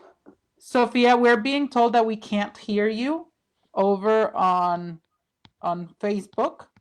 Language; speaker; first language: English; non-native, fluent; Spanish